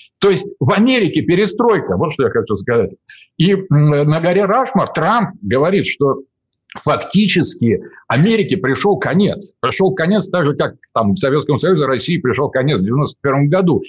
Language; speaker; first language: Russian; native; Russian